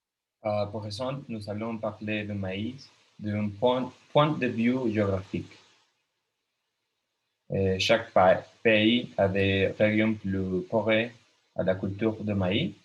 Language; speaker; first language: French; non-native, learner; Spanish